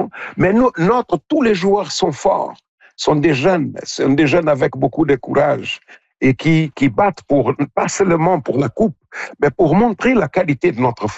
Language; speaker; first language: French; non-native, local second language; Portuguese